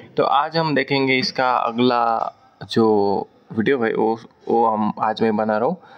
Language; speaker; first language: Hindi; non-native, local second language; Marathi